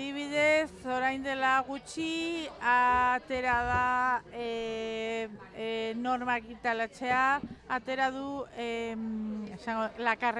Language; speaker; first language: Basque; non-native, local second language; Spanish